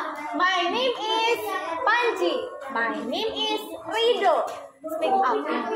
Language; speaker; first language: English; non-native, fluent; Indonesian